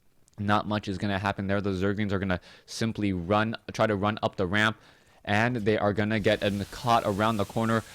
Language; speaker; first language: English; native; English